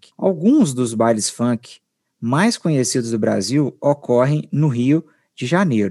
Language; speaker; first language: Portuguese; native; Portuguese